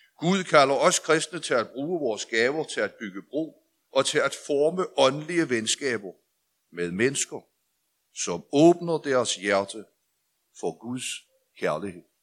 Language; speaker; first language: Danish; native; Danish